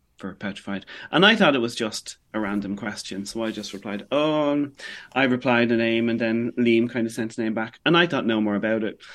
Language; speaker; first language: English; native; English